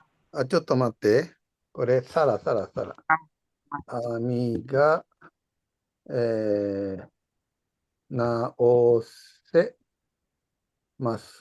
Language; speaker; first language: Japanese; non-native, fluent; Indonesian